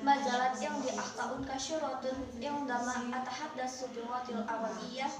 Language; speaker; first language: Arabic; non-native, learner; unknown